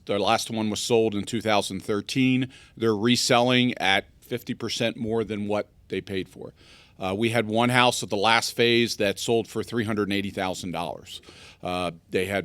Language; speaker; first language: English; native; English